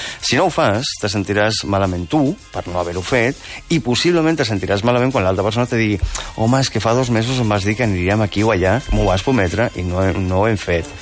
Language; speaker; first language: Catalan; non-native, local second language; Spanish